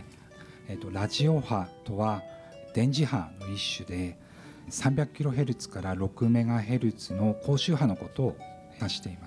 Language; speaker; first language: Japanese; native; Japanese